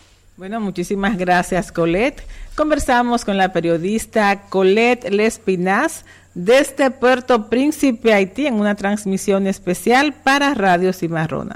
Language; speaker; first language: Spanish; native; Spanish